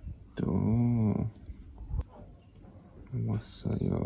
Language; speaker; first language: Korean; non-native, learner; English